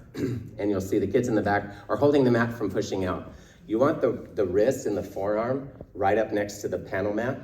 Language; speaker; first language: English; native; English